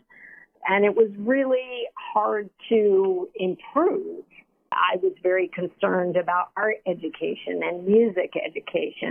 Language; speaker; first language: English; native; English